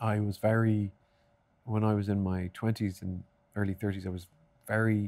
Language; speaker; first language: English; native; English